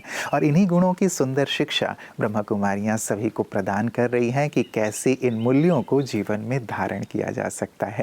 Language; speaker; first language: Hindi; native; Hindi